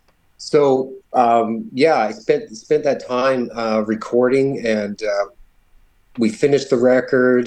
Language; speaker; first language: English; native; English